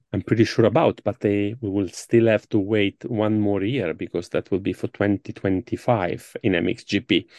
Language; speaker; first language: English; non-native, fluent; Italian